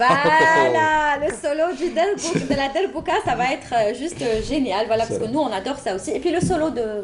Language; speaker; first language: French; native; French